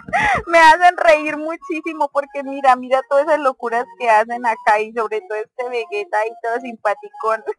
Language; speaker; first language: Spanish; native; Spanish